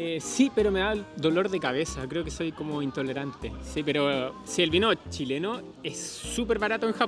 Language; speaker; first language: Spanish; native; Spanish